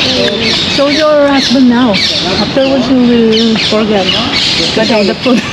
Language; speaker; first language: English; non-native, learner; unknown